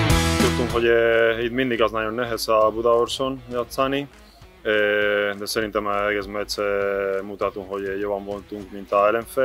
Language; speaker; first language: Hungarian; non-native, learner; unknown